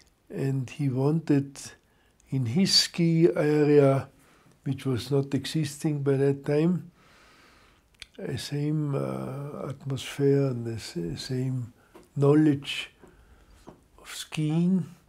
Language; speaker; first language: English; non-native, fluent; German